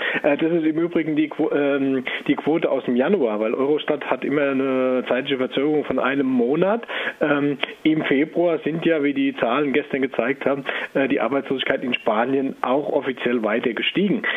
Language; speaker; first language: German; native; German